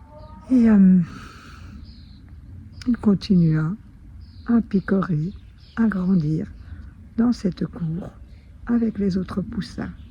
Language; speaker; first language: French; native; French